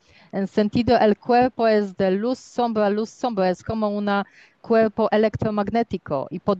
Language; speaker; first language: Spanish; non-native, learner; Polish